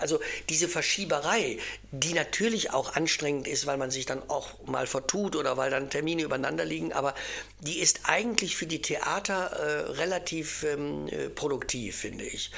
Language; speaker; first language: German; native; German